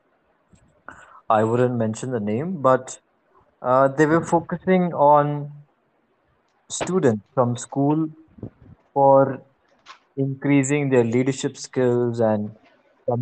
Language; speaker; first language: English; non-native, local second language; Malayalam